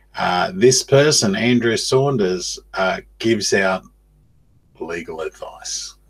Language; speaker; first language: English; native; English